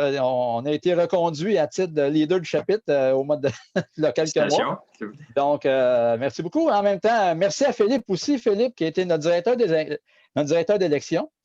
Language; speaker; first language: French; native; French